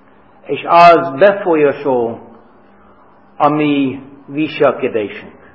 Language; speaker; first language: Hungarian; non-native, fluent; English